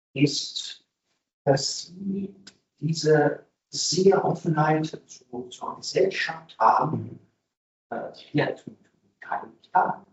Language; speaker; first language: German; non-native, fluent; Italian